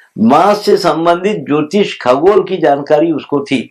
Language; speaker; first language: Hindi; non-native, local second language; Telugu